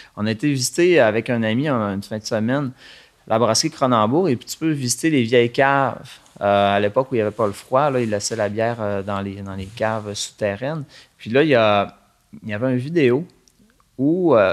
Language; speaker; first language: French; native; French